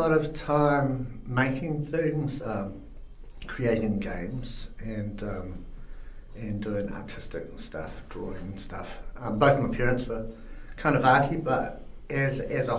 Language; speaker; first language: English; native; English